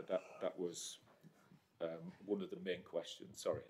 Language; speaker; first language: English; native; English